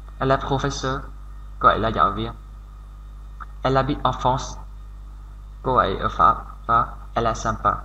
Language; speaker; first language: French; non-native, learner; Vietnamese